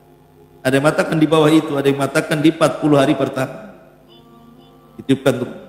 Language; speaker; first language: Indonesian; native; Indonesian